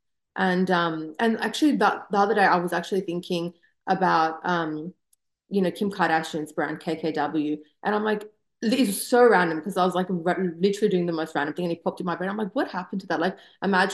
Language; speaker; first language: English; native; English